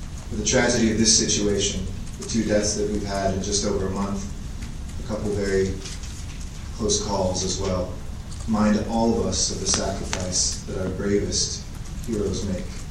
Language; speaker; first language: English; native; English